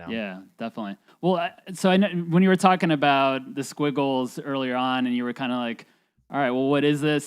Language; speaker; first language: English; native; English